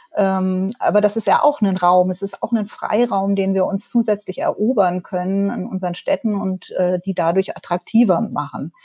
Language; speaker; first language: German; native; German